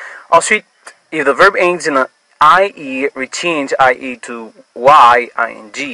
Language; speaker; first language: English; non-native, fluent; Haitian Creole